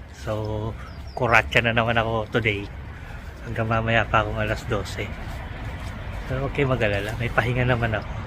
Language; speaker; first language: Filipino; native; Filipino